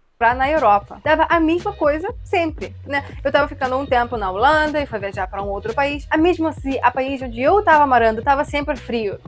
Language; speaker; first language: Portuguese; non-native, fluent; Russian